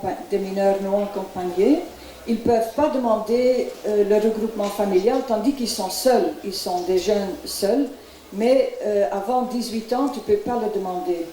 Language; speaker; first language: French; non-native, local second language; Dutch